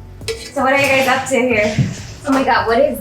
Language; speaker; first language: English; non-native, fluent; Turkish